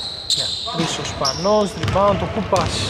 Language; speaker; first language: Greek; native; Greek